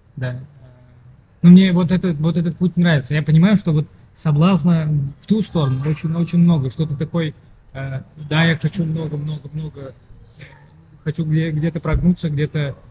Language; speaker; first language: Russian; non-native, local second language; Tajik